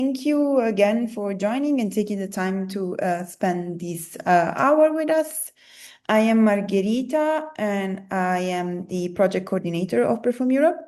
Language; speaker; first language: English; non-native, fluent; Italian